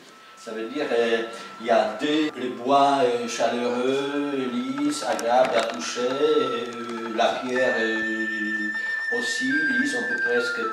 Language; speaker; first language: French; non-native, fluent; Polish